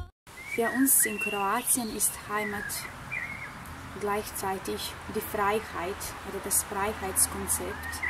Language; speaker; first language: German; non-native, fluent; Croatian